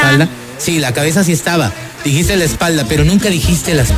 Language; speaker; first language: Spanish; native; Spanish